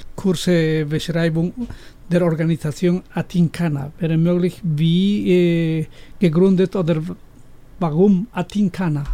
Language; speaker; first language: German; non-native, learner; Spanish